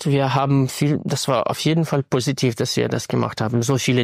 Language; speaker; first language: German; non-native, fluent; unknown